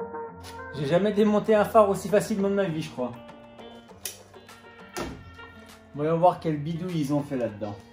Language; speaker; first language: French; native; French